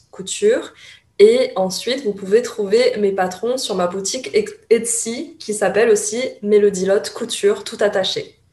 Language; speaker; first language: French; early bilingual, other home language; Chinese